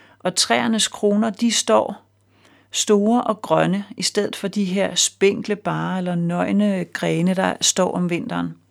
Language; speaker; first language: Danish; native; Danish